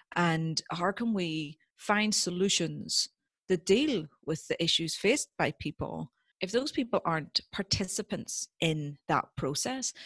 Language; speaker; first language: English; native; English